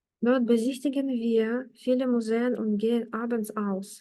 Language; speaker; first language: German; non-native, fluent; Ukrainian